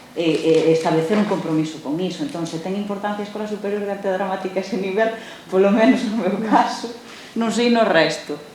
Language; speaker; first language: Galician; non-native, local second language; Spanish